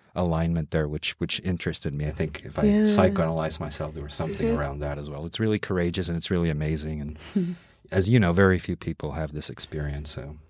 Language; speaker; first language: English; early bilingual, heritage; English